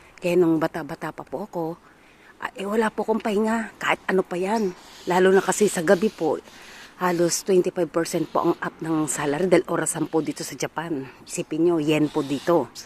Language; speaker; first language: Filipino; native; Filipino